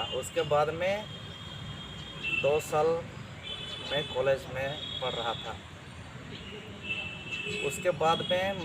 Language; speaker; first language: Hindi; non-native, local second language; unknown